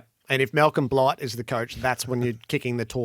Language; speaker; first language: English; native; English